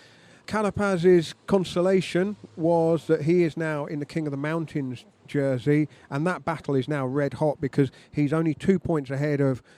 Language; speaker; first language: English; native; English